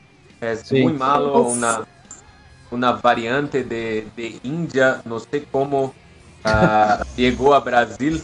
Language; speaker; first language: Spanish; non-native, learner; Portuguese